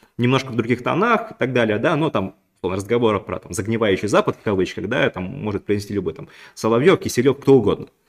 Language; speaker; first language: Russian; native; Russian